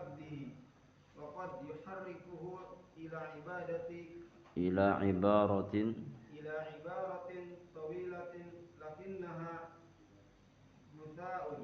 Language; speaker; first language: Arabic; non-native, learner; Indonesian